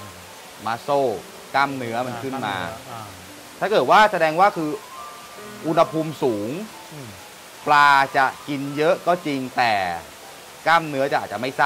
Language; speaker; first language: Thai; native; Thai